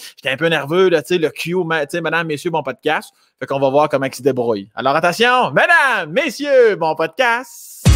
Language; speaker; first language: French; native; French